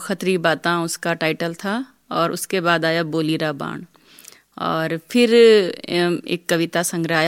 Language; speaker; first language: Hindi; non-native, local second language; Rajasthani